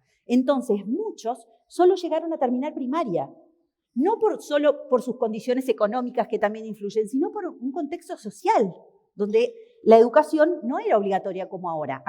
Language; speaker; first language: Spanish; native; Spanish